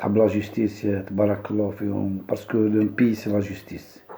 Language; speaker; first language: French; non-native, local second language; Arabic